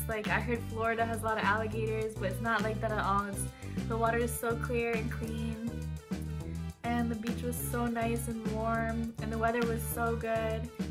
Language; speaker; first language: English; early bilingual, other home language; Japanese